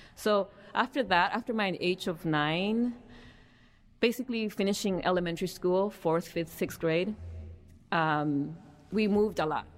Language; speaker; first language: English; early bilingual, other home language; Spanish